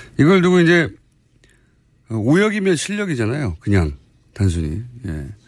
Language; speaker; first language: Korean; native; Korean